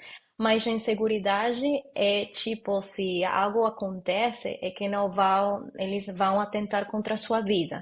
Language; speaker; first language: Portuguese; non-native, learner; Spanish